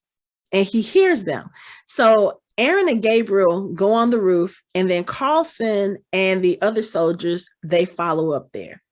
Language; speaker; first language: English; native; English